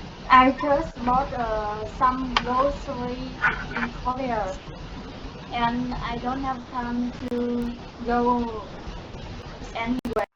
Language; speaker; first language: English; non-native, learner; Vietnamese